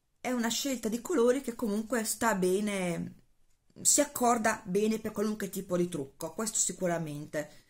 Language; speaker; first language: Italian; native; Italian